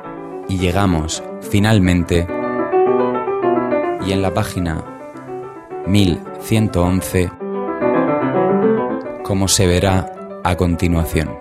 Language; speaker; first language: Spanish; native; Spanish